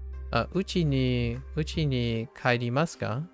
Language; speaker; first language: Japanese; non-native, learner; English